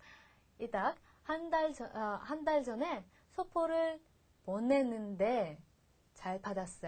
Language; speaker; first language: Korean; non-native, fluent; Russian